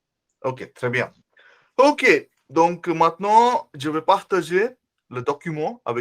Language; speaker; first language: French; non-native, fluent; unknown